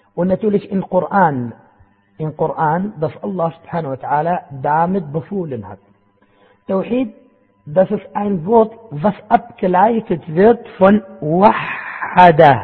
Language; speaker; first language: German; non-native, fluent; Arabic